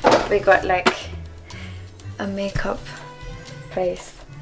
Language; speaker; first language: English; native; English